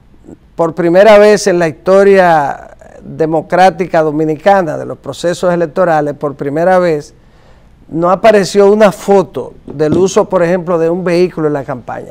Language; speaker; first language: Spanish; native; Spanish